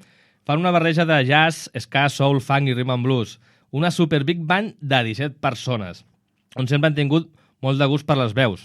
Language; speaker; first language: Catalan; native; Catalan